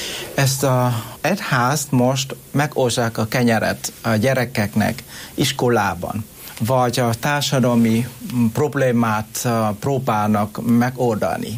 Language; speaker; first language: Hungarian; non-native, learner; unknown